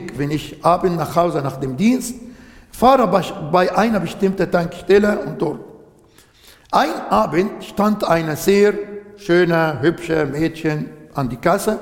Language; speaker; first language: German; non-native, fluent; Arabic